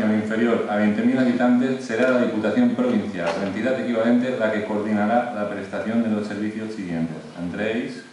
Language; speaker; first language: Spanish; non-native, local second language; Catalan